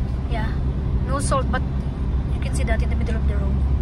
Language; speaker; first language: English; non-native, local second language; Filipino